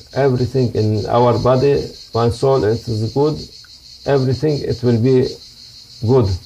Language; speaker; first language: English; non-native, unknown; Turkish